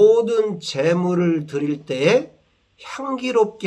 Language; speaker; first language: Korean; native; Korean